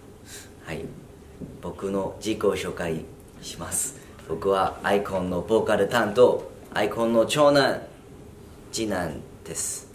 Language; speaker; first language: Japanese; non-native, fluent; Korean